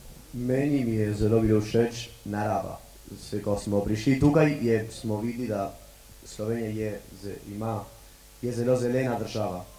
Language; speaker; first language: Slovenian; early bilingual, heritage; Slovenian